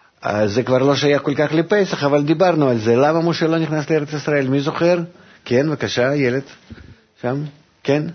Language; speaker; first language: Hebrew; non-native, fluent; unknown